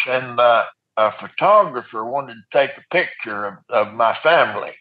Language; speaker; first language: English; native; English